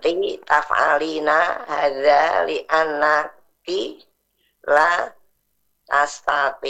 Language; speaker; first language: Arabic; non-native, learner; Indonesian